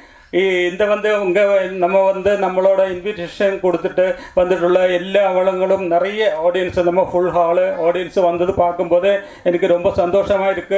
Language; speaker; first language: Tamil; non-native, local second language; Malayalam